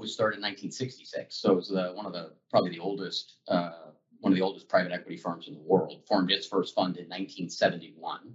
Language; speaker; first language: English; native; English